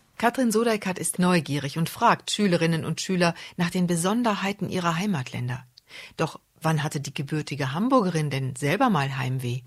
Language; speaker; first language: German; native; German